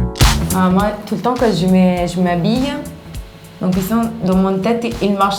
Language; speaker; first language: French; non-native, learner; Italian